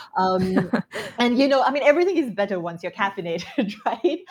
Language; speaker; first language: English; non-native, local second language; Sinhala